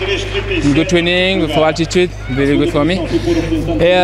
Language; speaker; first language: English; non-native, learner; French